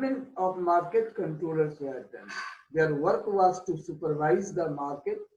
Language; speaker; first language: English; non-native, local second language; Hindi